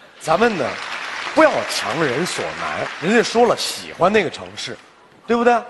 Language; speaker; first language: Chinese; native; Chinese